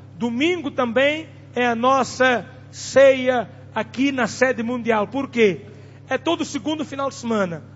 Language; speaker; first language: Portuguese; non-native, local second language; Tsonga